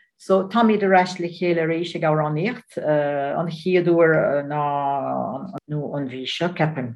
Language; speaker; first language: Irish; non-native, learner; Dutch